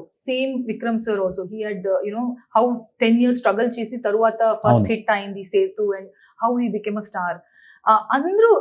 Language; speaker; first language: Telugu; non-native, learner; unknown